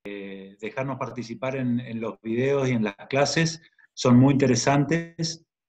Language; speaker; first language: Spanish; native; Spanish